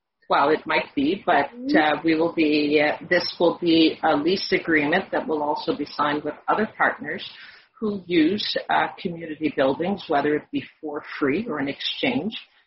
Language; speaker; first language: English; native; English